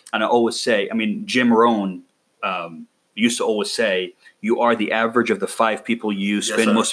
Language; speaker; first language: English; non-native, fluent; Arabic